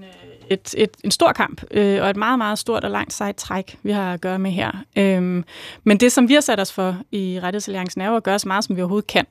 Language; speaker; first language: Danish; native; Danish